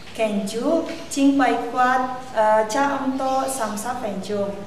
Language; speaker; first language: Cantonese; non-native, learner; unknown